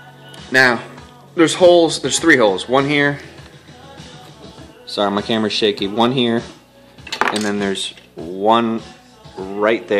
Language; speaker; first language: English; native; English